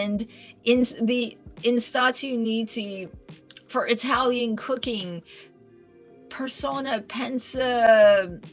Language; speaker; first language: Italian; non-native, learner; English